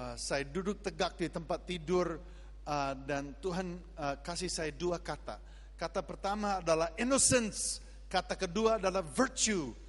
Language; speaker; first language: Indonesian; non-native, fluent; English